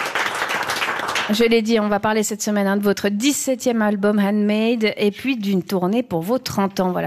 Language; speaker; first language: French; native; French